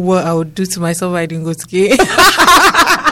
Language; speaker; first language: English; non-native, local second language; Akan